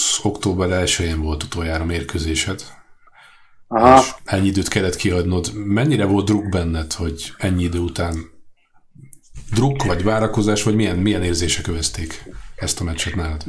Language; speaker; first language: Hungarian; native; Hungarian